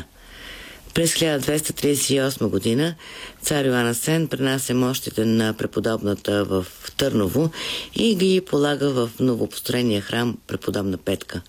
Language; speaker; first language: Bulgarian; native; Bulgarian